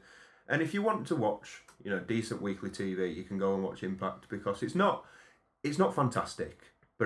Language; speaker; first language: English; native; English